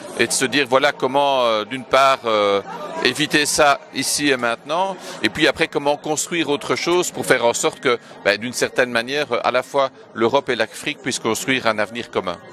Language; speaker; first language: French; native; French